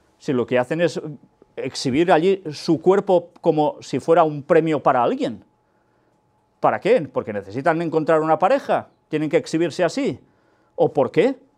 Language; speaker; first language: Spanish; non-native, local second language; Catalan